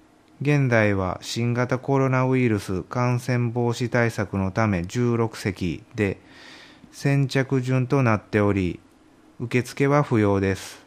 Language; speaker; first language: Japanese; native; Japanese